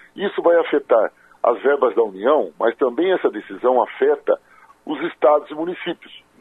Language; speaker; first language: Portuguese; native; Portuguese